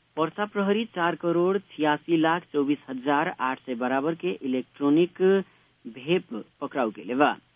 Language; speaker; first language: Bhojpuri; native; Bhojpuri